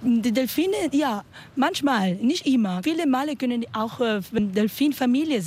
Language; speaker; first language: German; non-native, learner; Spanish